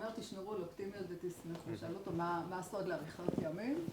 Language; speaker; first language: Hebrew; native; Hebrew